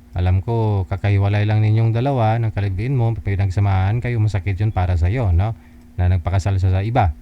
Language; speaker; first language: Filipino; native; Filipino